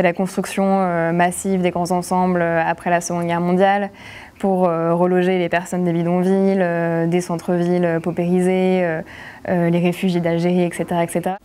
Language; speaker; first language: French; native; French